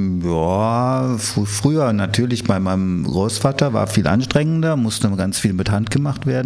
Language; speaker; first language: German; early bilingual, other home language; Italian